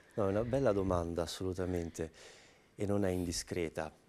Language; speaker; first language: Italian; native; Italian